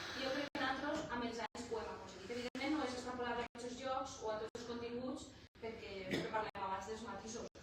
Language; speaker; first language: Catalan; native; Catalan